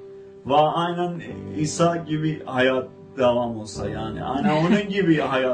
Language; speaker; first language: Turkish; non-native, fluent; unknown